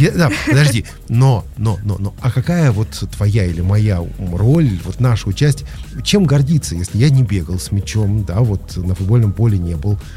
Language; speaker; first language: Russian; native; Russian